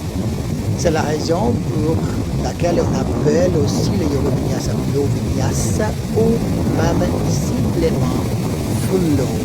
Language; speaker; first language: French; non-native, learner; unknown